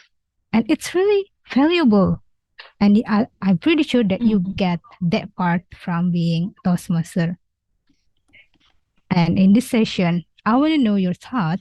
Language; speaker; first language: English; non-native, learner; Indonesian